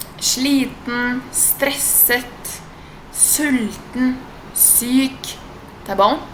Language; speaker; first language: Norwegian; non-native, fluent; Portuguese